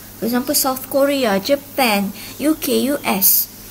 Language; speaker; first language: English; non-native, local second language; Malay